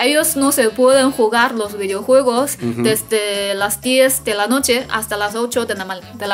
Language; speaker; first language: Spanish; non-native, learner; Chinese